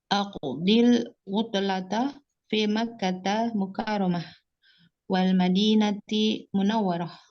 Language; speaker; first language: Arabic; non-native, learner; Indonesian